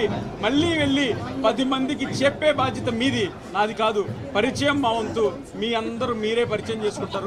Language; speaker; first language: Telugu; native; Telugu